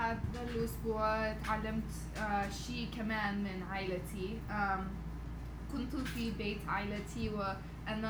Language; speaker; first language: Arabic; non-native, learner; English